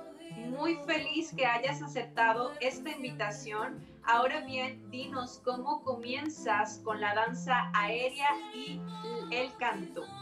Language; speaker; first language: Spanish; native; Spanish